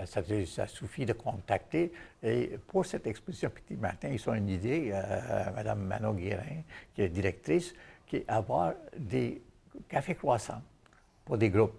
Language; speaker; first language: French; non-native, fluent; Bangla